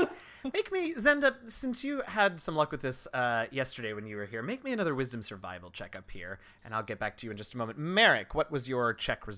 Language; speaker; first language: English; native; English